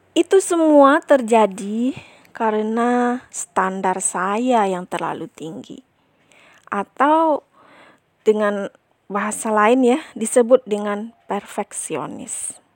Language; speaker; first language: Indonesian; non-native, local second language; Minangkabau